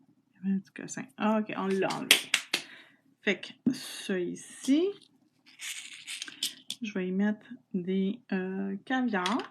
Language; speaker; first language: French; native; French